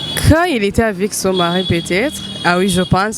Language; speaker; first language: French; non-native, local second language; Rundi